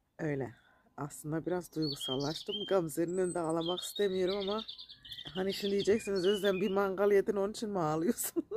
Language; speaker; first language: Turkish; native; Turkish